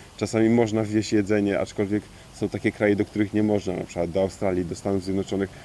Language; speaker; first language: Polish; native; Polish